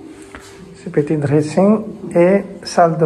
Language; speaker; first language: French; non-native, fluent; Hindi